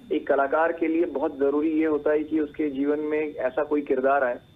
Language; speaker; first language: Hindi; native; Hindi